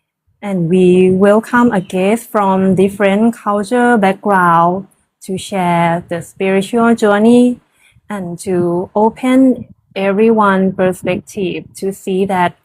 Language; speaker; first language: English; non-native, learner; Thai